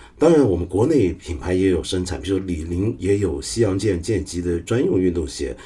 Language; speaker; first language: Chinese; non-native, local second language; Cantonese